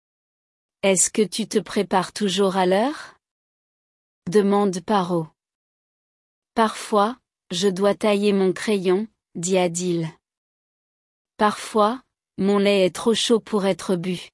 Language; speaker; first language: French; non-native, learner; Chinese